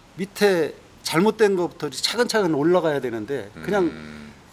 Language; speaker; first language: Korean; native; Korean